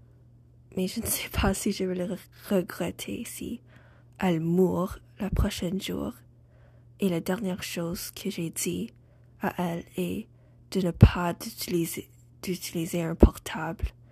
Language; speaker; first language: French; non-native, learner; English